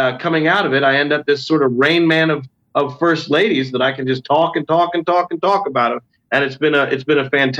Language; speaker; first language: English; native; English